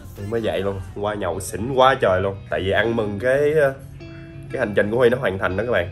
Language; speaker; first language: Vietnamese; native; Vietnamese